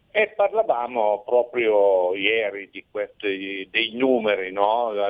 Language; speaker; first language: Italian; native; Italian